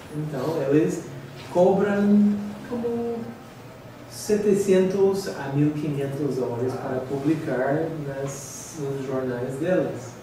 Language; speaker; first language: Portuguese; non-native, fluent; English